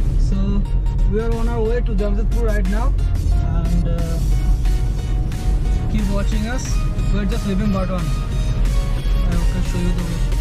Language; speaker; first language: English; non-native, local second language; Bangla